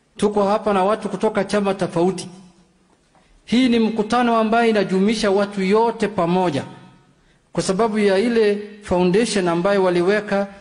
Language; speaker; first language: Swahili; non-native, local second language; Luo (Kenya and Tanzania)